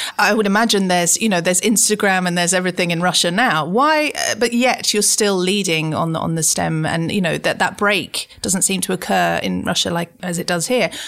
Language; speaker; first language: English; native; English